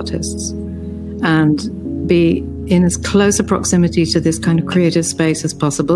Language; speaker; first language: English; native; English